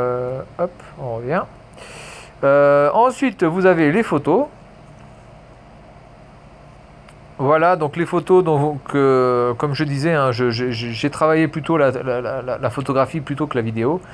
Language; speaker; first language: French; native; French